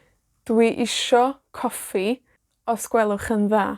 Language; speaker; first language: Welsh; non-native, fluent; Spanish